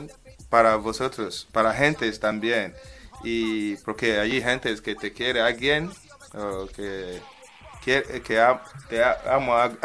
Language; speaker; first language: Spanish; non-native, learner; English